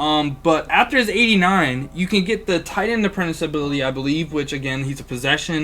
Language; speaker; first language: English; native; English